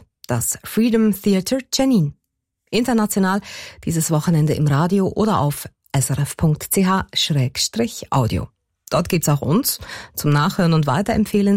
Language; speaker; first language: German; native; German